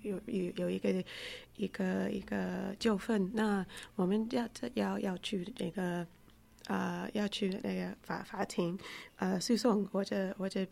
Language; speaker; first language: Chinese; non-native, fluent; English